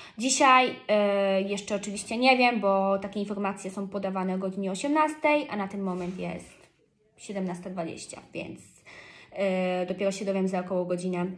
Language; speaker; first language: Polish; early bilingual, heritage; Polish